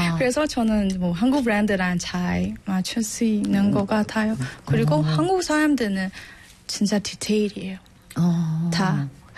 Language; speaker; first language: Korean; non-native, learner; Burmese